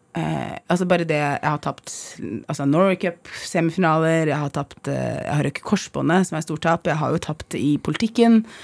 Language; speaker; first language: Norwegian; early bilingual, other home language; Arabic